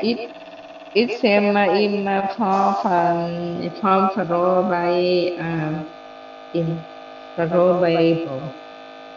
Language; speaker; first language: English; non-native, learner; Vietnamese